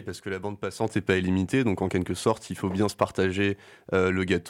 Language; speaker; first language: French; native; French